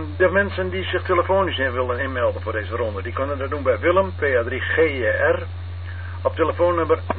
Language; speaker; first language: Dutch; native; Dutch